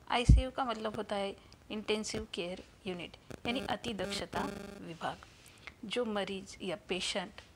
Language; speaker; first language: Hindi; non-native, local second language; Marathi